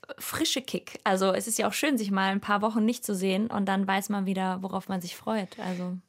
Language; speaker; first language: German; native; German